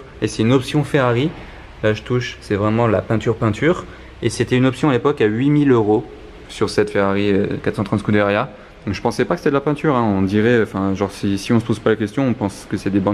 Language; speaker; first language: French; native; French